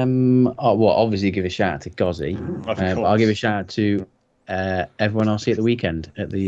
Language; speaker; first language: English; native; English